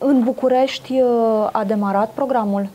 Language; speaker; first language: Romanian; native; Romanian